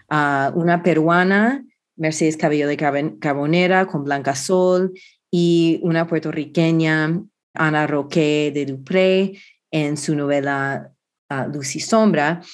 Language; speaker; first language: Spanish; non-native, fluent; English